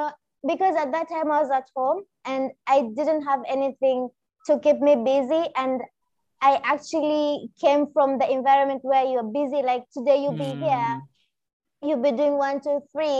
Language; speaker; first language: English; non-native, local second language; Swahili